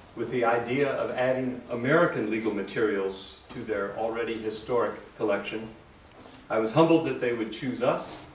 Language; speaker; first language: English; native; English